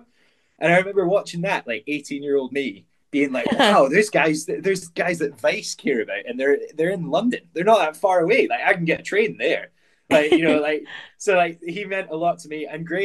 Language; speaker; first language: English; native; English